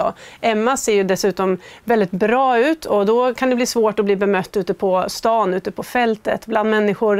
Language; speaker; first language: Swedish; native; Swedish